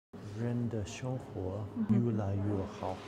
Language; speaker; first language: Chinese; non-native, learner; English